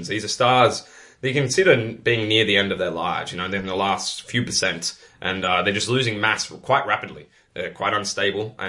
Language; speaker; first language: English; native; English